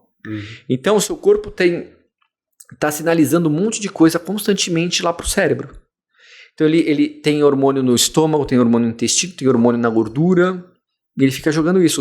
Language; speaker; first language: Portuguese; native; Portuguese